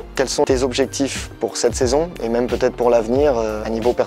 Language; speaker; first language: French; native; French